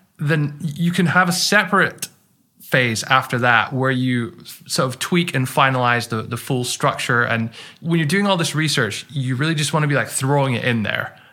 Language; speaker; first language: English; native; English